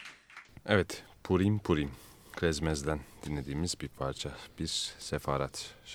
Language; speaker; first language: Turkish; native; Turkish